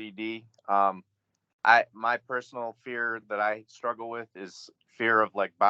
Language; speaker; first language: English; native; English